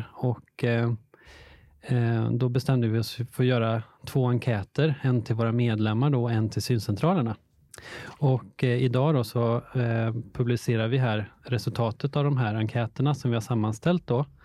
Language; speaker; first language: Swedish; native; Swedish